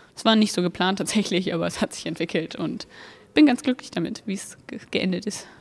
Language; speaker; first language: German; native; German